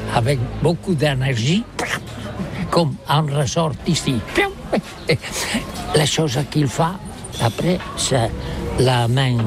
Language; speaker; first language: French; non-native, learner; Catalan